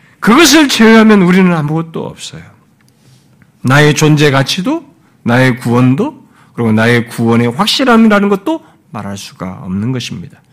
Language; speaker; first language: Korean; native; Korean